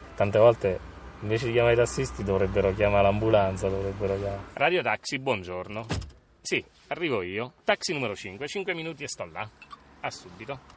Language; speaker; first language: Italian; native; Italian